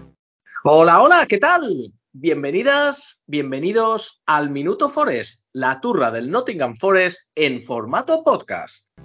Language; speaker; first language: Spanish; native; Spanish